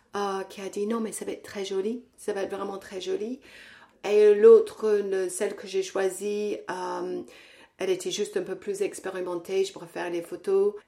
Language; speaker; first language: French; non-native, fluent; English